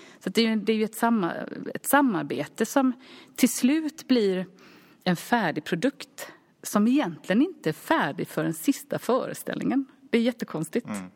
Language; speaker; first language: Swedish; early bilingual, other home language; Finnish